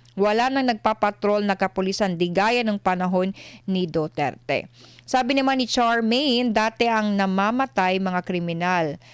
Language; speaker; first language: Filipino; non-native, local second language; Cebuano